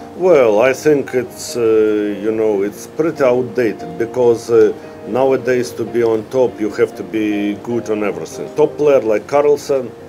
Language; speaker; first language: English; non-native, fluent; Russian